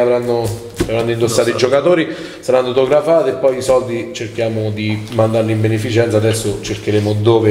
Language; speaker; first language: Italian; native; Italian